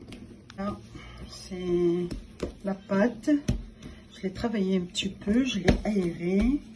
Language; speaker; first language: French; non-native, local second language; Arabic